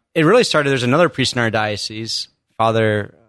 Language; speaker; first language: English; native; English